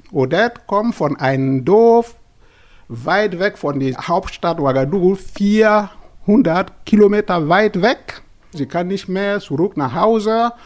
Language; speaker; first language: German; non-native, learner; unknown